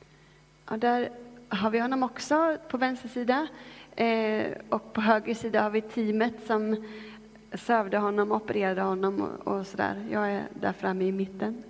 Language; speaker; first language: Swedish; native; Swedish